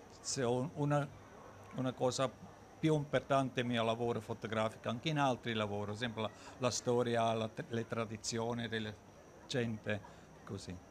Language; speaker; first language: Italian; non-native, learner; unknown